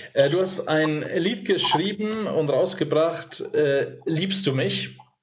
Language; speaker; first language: German; native; German